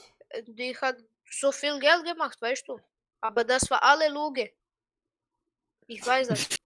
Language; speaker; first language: German; non-native, learner; Croatian